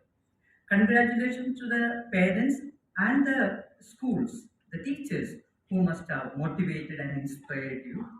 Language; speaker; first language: English; non-native, local second language; Malayalam